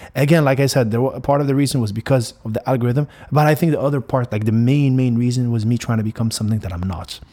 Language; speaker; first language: English; non-native, fluent; Arabic